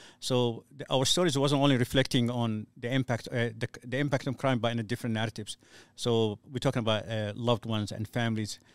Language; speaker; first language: English; non-native, fluent; Somali